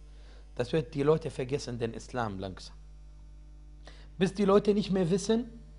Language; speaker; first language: German; non-native, fluent; Arabic